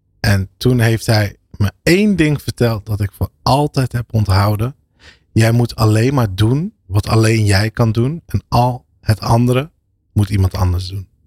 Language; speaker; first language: Dutch; early bilingual, other home language; Arabic